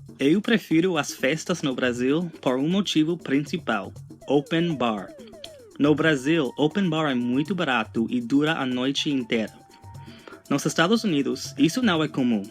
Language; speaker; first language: Portuguese; non-native, fluent; English